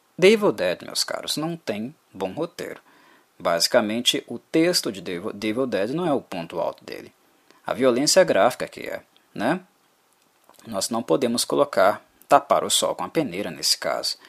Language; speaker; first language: Portuguese; native; Portuguese